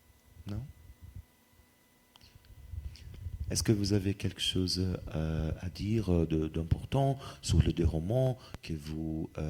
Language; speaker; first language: French; non-native, fluent; Portuguese